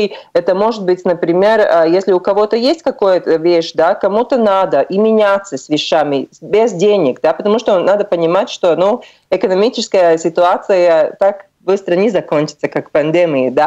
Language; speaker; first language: Russian; non-native, local second language; Latvian